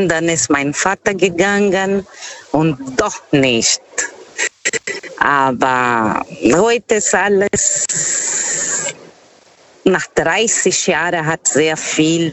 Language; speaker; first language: German; non-native, learner; Portuguese